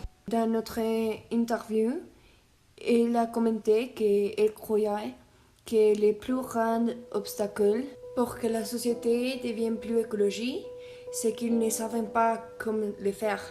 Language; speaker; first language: French; non-native, learner; Spanish